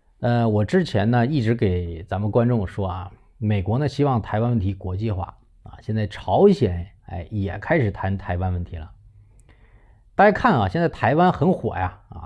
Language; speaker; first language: Chinese; native; Chinese